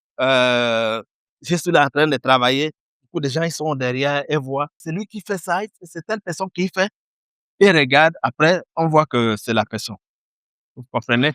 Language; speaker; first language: French; early bilingual, other home language; Igbo